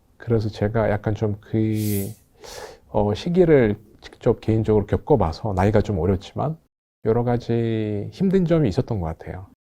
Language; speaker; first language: Korean; non-native, fluent; Russian